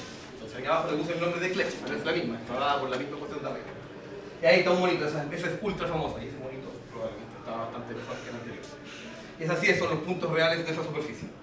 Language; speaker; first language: Spanish; native; Spanish